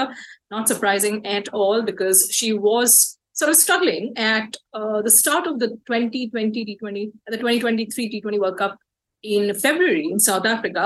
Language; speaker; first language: English; non-native, local second language; Bangla